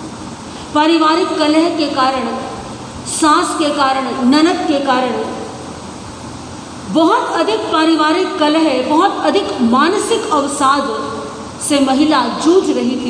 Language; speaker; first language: Hindi; native; Hindi